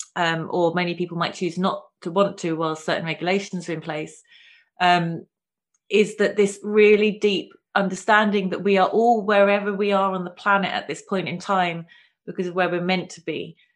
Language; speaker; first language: English; native; English